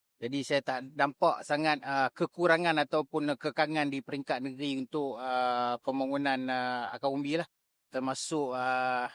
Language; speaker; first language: Malay; native; Malay